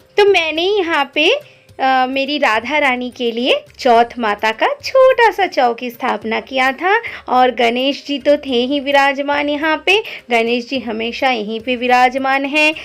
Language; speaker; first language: Hindi; non-native, local second language; Bangla